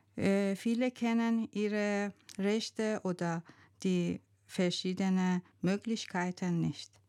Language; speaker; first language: German; non-native, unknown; Persian